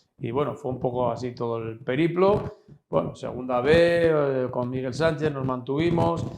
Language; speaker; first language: Spanish; native; Spanish